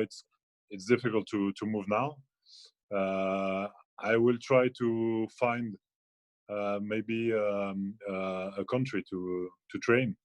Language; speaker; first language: English; non-native, fluent; French